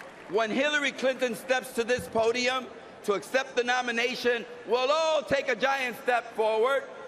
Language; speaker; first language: English; early bilingual, other home language; Spanish